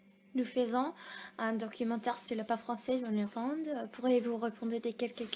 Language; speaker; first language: French; non-native, learner; English